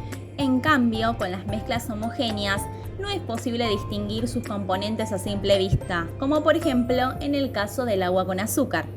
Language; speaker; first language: Spanish; native; Spanish